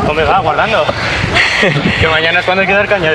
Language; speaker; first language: Spanish; native; Spanish